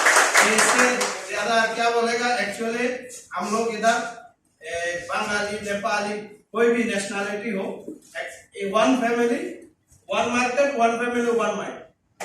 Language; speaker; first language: Hindi; non-native, fluent; Bangla